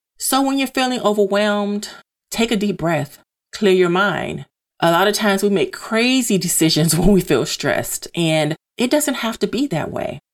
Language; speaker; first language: English; native; English